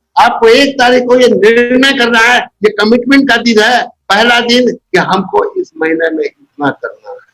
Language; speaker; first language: Hindi; native; Hindi